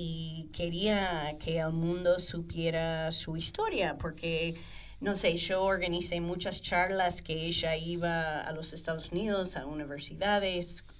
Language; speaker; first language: Spanish; non-native, fluent; English